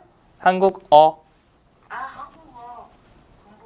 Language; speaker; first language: Korean; non-native, learner; English